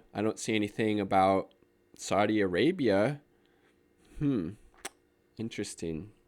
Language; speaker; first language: English; native; English